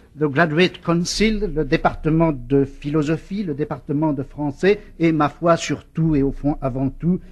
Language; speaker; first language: French; native; French